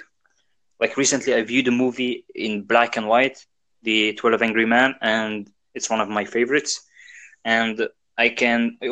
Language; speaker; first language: English; non-native, fluent; Arabic